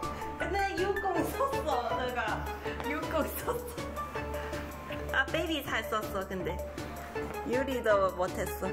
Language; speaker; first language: Korean; non-native, learner; Cantonese